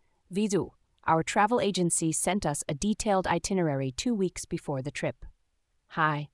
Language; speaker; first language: English; non-native, fluent; Vietnamese